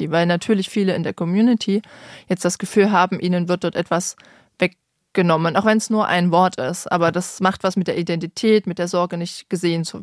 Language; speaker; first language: German; native; German